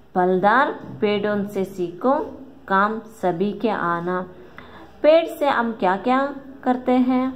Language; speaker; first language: Hindi; non-native, local second language; Kannada